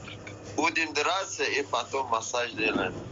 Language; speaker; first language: Russian; non-native, learner; Persian